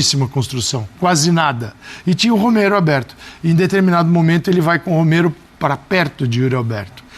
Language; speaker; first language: Portuguese; native; Portuguese